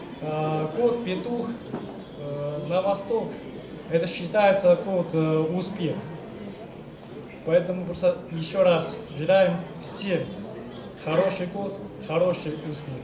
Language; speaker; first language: Russian; non-native, learner; Chinese